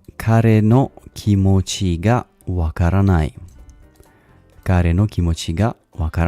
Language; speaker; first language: Japanese; non-native, learner; English